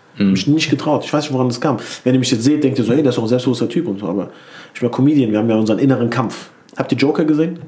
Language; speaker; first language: German; early bilingual, other home language; Turkish